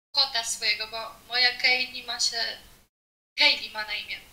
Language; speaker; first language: Polish; non-native, fluent; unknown